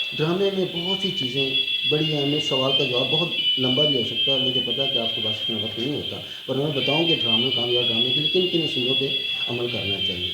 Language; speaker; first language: Urdu; non-native, local second language; Punjabi